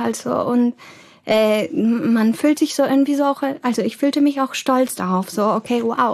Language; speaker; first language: German; early bilingual, heritage; German